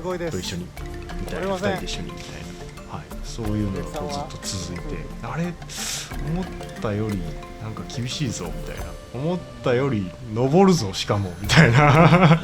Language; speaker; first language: Japanese; native; Japanese